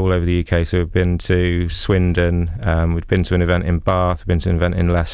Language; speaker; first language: English; native; English